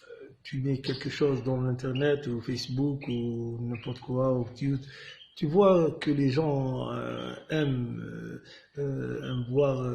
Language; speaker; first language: French; non-native, local second language; Arabic